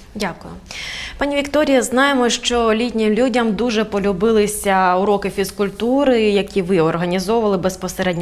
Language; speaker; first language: Ukrainian; native; Ukrainian